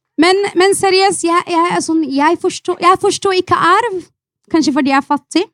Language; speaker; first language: Norwegian; non-native, fluent; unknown